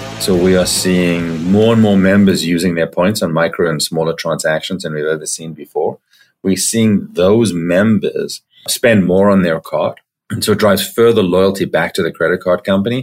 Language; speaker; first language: English; native; English